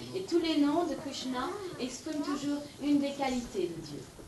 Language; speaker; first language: French; native; French